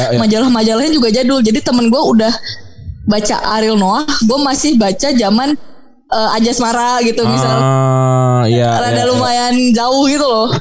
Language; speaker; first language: Indonesian; native; Indonesian